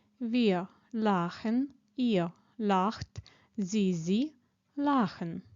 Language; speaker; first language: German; non-native, fluent; Ukrainian